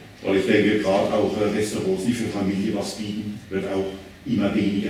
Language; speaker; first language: German; native; German